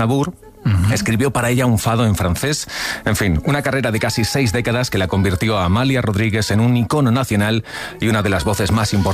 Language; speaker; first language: Spanish; native; Spanish